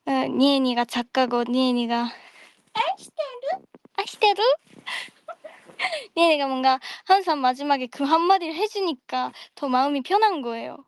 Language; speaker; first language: Korean; non-native, fluent; Japanese